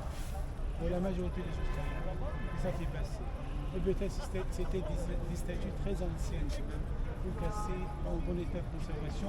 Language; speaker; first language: French; non-native, fluent; Arabic